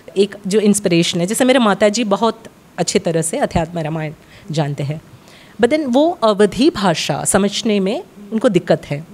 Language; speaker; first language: Hindi; non-native, local second language; Malayalam